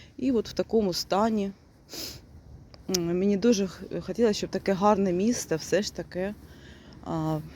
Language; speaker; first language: Ukrainian; non-native, local second language; Russian